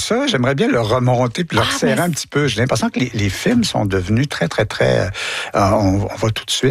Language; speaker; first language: French; native; French